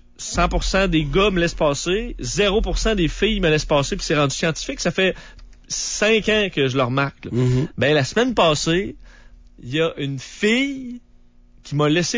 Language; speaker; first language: French; native; French